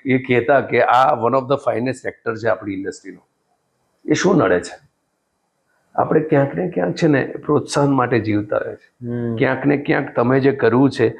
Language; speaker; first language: Gujarati; native; Gujarati